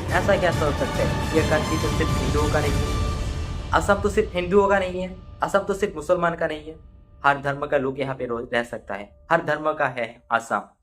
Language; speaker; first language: Hindi; non-native, local second language; Bangla